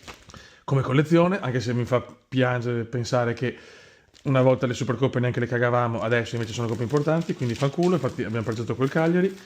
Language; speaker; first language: Italian; native; Italian